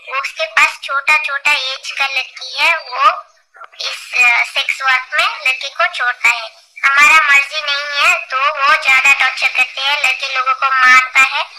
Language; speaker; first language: Hindi; non-native, learner; Bangla